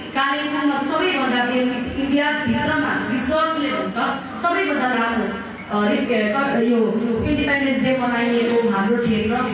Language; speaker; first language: Nepali; native; Nepali